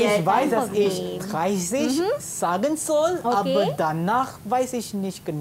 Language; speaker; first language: German; non-native, learner; Malay